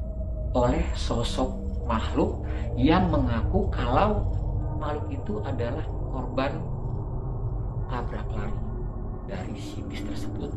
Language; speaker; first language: Indonesian; native; Indonesian